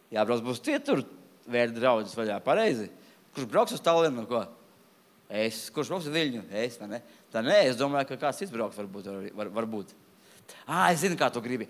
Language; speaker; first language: Latvian; non-native, local second language; Russian